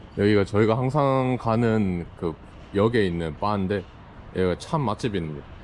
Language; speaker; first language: Korean; native; Korean